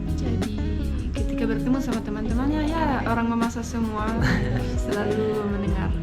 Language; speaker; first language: Indonesian; non-native, fluent; French